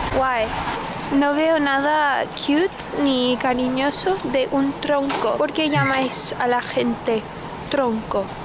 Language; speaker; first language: Spanish; non-native, fluent; English